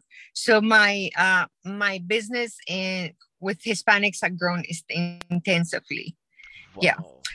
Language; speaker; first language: English; non-native, fluent; Spanish